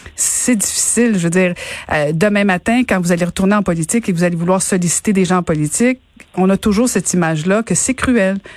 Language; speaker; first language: French; native; French